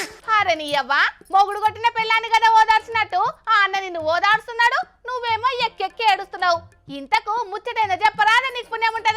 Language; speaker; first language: Telugu; native; Telugu